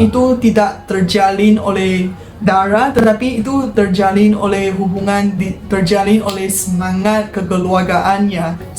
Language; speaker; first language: Indonesian; non-native, fluent; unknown